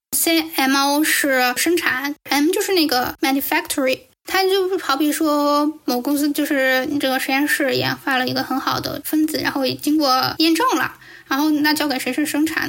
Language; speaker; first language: Chinese; native; Chinese